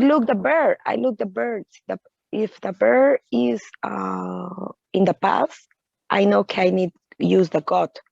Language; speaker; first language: English; non-native, learner; Spanish